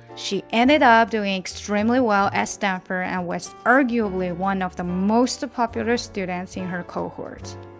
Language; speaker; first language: English; non-native, fluent; Chinese